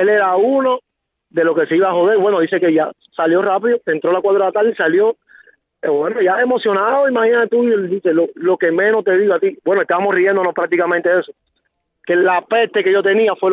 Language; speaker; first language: Spanish; native; Spanish